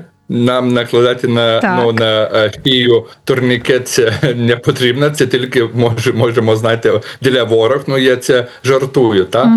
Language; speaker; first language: Ukrainian; non-native, learner; Lithuanian